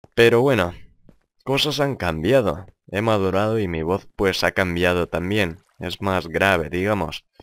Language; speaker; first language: Spanish; non-native, fluent; Lithuanian